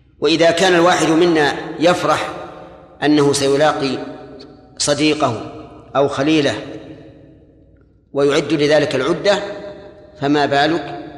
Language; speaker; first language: Arabic; native; Arabic